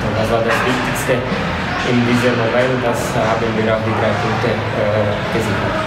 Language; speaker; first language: German; non-native, fluent; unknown